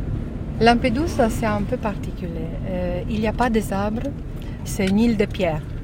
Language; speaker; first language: French; non-native, learner; Italian